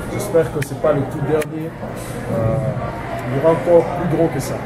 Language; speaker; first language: French; non-native, local second language; Lingala